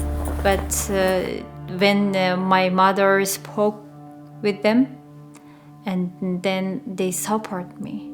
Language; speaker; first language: English; non-native, learner; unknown